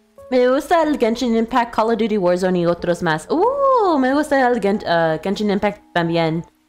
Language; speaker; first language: Spanish; non-native, learner; English